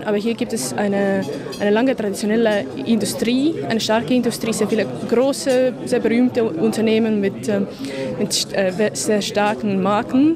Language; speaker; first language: German; non-native, fluent; Estonian